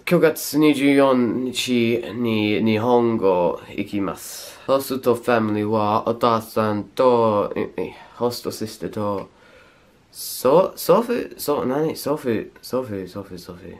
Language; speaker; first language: Japanese; non-native, learner; English